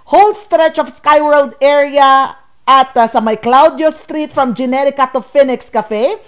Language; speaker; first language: Filipino; native; Filipino